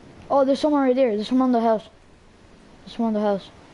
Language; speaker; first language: English; early bilingual, other home language; Spanish